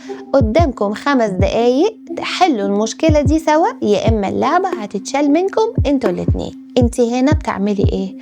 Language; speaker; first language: Arabic; native; Arabic